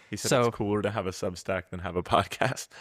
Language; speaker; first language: English; native; English